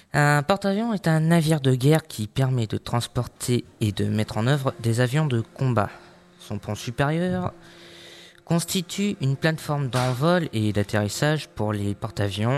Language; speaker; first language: French; native; French